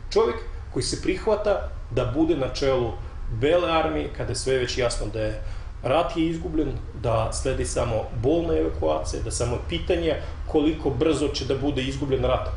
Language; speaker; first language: Serbian; non-native, fluent; Russian